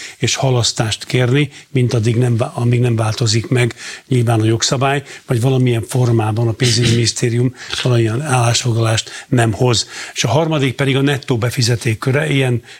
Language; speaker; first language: Hungarian; native; Hungarian